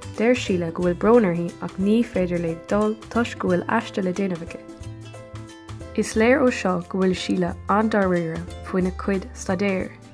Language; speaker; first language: Irish; non-native, local second language; English